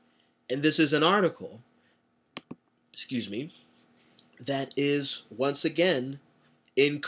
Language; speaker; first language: English; native; English